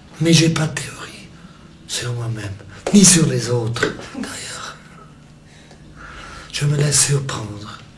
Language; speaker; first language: French; non-native, local second language; German